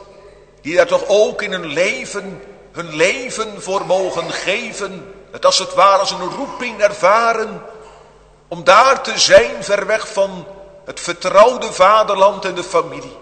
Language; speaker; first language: Dutch; native; Dutch